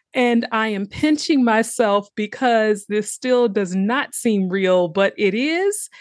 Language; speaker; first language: English; native; English